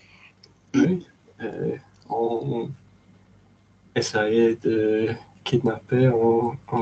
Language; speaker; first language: French; non-native, learner; English